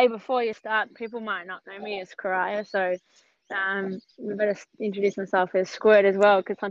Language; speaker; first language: English; native; English